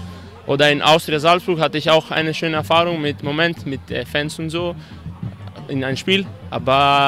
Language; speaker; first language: German; non-native, fluent; Greek